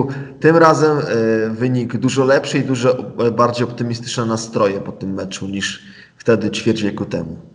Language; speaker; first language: Polish; native; Polish